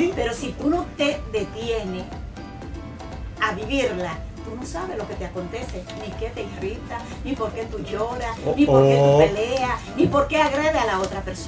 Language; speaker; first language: Spanish; native; Spanish